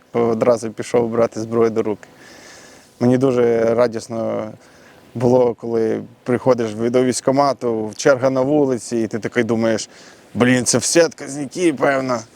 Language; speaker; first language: Ukrainian; non-native, local second language; Russian